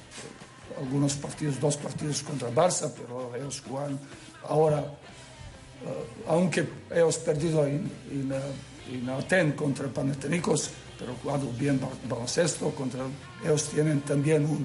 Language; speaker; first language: Spanish; non-native, learner; Serbian